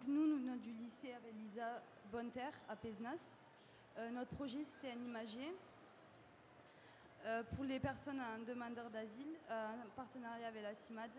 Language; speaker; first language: French; native; French